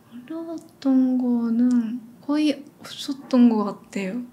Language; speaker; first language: Korean; non-native, fluent; Japanese